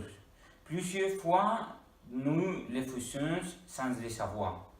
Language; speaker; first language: French; non-native, learner; Spanish